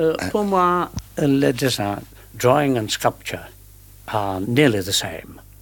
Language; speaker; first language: English; native; English